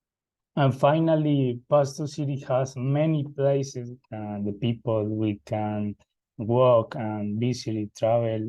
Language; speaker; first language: English; non-native, learner; Spanish